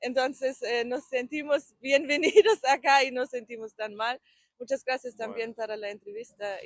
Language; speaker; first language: Spanish; non-native, learner; German